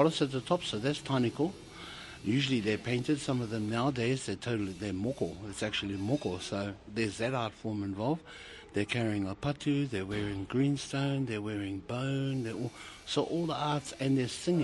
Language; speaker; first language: English; native; English